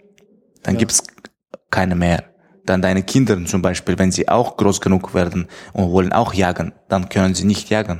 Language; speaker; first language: German; non-native, fluent; Tajik